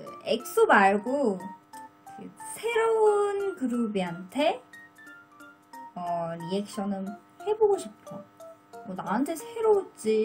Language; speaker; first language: Korean; non-native, learner; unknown